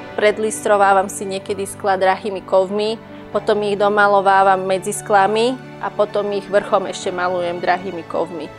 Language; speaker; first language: Slovak; non-native, fluent; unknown